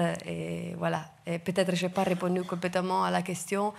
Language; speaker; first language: French; non-native, fluent; Italian